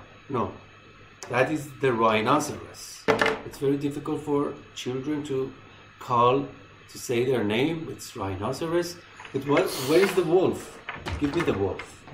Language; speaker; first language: English; non-native, fluent; Persian